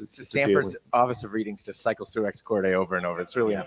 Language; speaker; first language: English; native; English